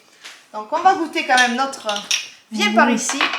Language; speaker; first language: French; native; French